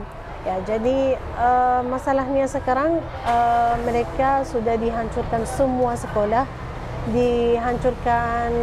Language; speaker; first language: Indonesian; non-native, fluent; Arabic